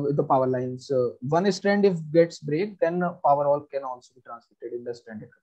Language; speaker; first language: English; non-native, local second language; Hindi